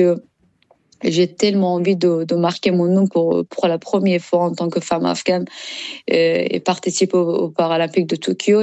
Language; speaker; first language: French; non-native, learner; Persian